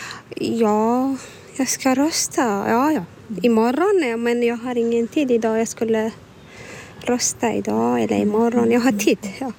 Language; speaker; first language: Swedish; non-native, learner; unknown